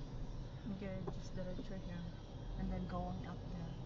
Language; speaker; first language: English; non-native, local second language; Iloko